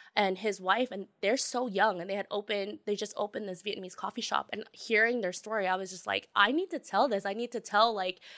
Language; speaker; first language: English; native; English